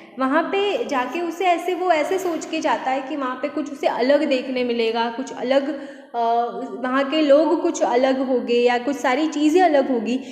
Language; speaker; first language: Hindi; non-native, local second language; Gujarati